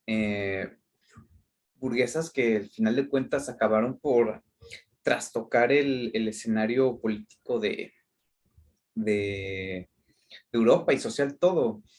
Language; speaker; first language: Spanish; native; Spanish